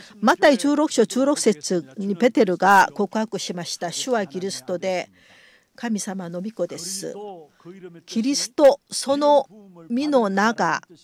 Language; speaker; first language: Japanese; non-native, fluent; Korean